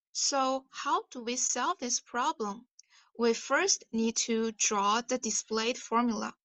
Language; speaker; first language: English; non-native, fluent; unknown